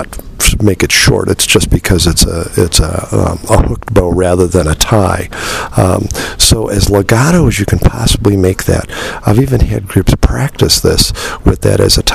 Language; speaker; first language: English; native; English